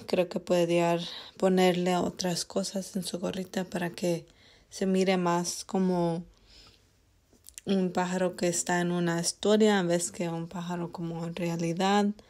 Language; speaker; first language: Spanish; early bilingual, heritage; Spanish